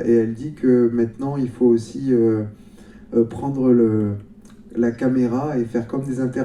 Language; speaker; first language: French; native; French